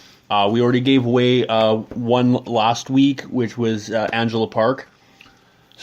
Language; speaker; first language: English; native; English